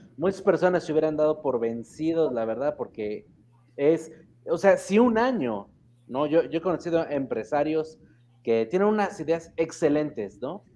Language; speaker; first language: Spanish; early bilingual, heritage; Spanish